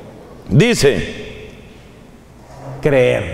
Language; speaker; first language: Spanish; native; Spanish